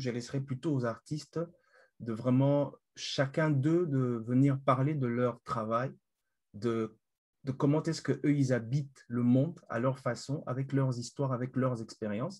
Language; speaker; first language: French; non-native, local second language; Lingala